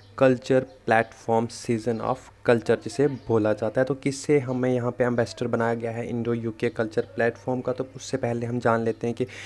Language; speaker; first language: Hindi; non-native, local second language; Kashmiri